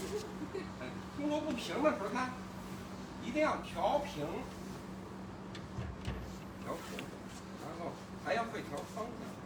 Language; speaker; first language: Chinese; native; Chinese